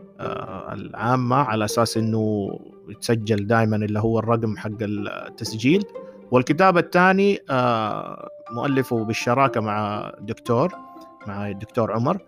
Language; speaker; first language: Arabic; native; Arabic